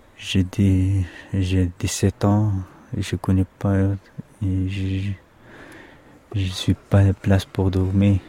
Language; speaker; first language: French; non-native, learner; Pashto